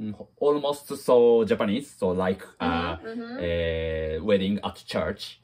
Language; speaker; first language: English; non-native, learner; Japanese